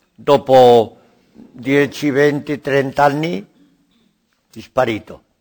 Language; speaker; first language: Italian; non-native, learner; Spanish